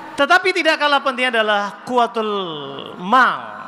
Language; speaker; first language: Indonesian; native; Indonesian